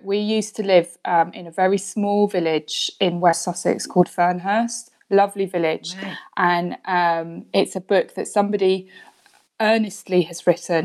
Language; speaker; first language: English; native; English